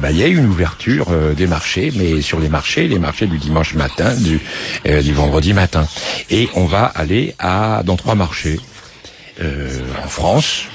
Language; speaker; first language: French; native; French